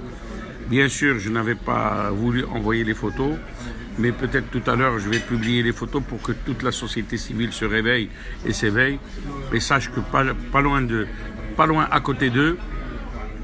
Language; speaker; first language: French; non-native, local second language; Arabic